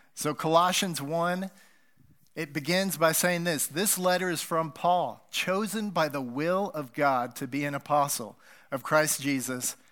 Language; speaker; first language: English; native; English